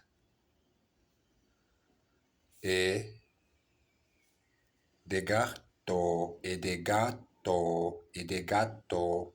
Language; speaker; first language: French; non-native, learner; Portuguese